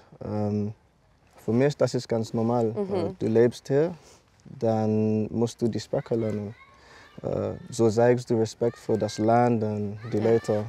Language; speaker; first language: German; non-native, learner; English